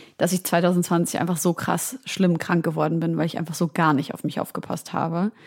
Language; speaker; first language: German; early bilingual, other home language; Arabic